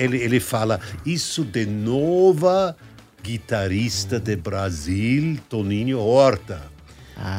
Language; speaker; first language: Portuguese; non-native, learner; German